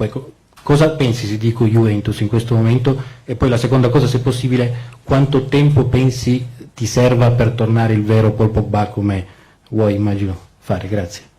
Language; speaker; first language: Italian; native; Italian